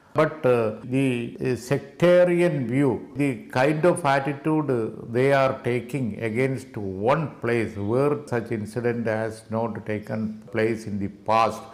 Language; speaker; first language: English; non-native, local second language; Malayalam